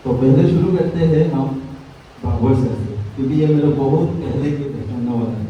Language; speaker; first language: Hindi; non-native, local second language; Assamese